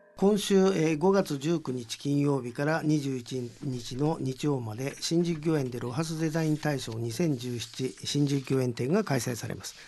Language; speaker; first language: Japanese; native; Japanese